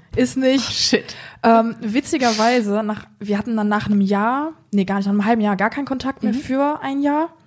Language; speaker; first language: German; native; German